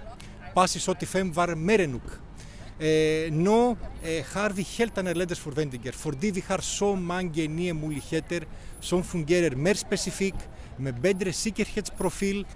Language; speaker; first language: Norwegian; non-native, fluent; Greek